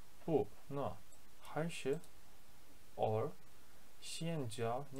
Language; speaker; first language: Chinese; non-native, learner; Turkish